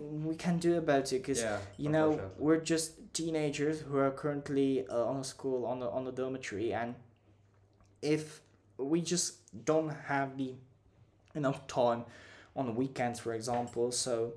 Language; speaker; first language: English; non-native, fluent; Czech